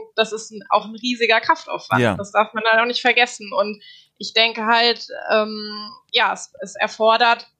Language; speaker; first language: German; native; German